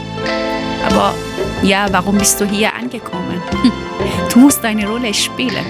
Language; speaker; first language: German; non-native, learner; Persian